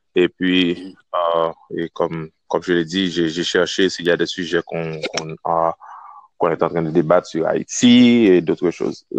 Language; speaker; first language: French; non-native, local second language; Haitian Creole